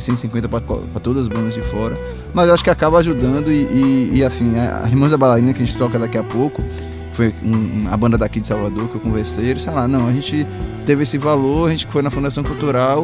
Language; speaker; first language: Portuguese; native; Portuguese